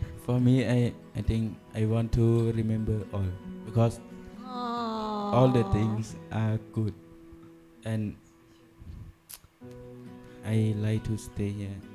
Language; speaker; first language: English; non-native, learner; Thai